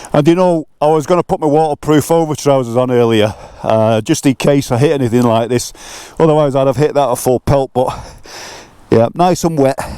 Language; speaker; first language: English; native; English